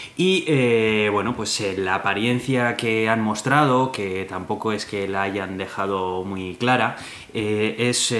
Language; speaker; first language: Spanish; native; Spanish